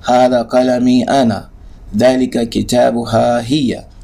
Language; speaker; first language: Arabic; non-native, fluent; English